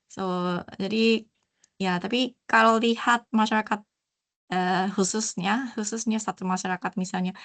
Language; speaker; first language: Indonesian; non-native, learner; Japanese